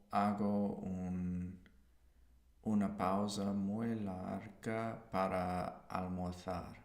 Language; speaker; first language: Spanish; non-native, learner; English